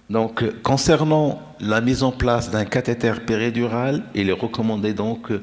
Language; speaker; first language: French; non-native, local second language; Arabic